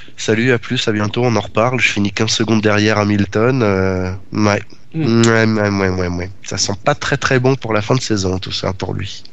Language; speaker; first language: French; native; French